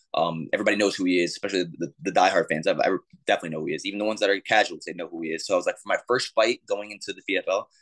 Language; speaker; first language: English; native; English